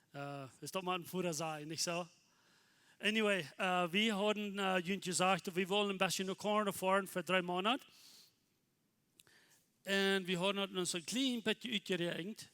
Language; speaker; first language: German; non-native, learner; Plautdietsch